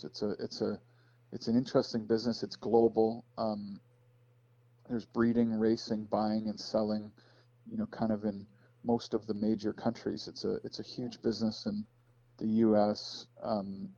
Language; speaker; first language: English; native; English